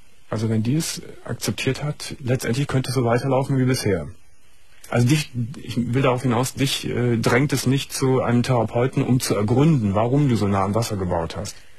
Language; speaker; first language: German; native; German